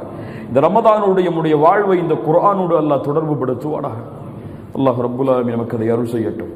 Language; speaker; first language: Tamil; native; Tamil